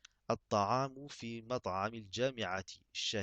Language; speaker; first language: Arabic; non-native, fluent; French